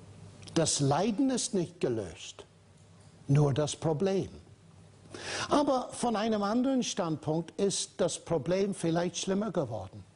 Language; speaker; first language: German; non-native, fluent; English